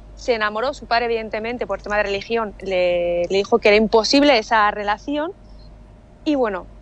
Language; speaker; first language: Spanish; native; Spanish